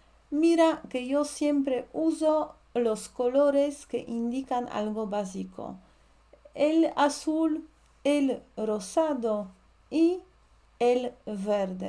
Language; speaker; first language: Spanish; non-native, fluent; Polish